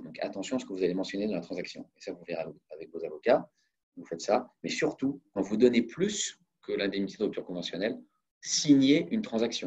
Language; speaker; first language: French; native; French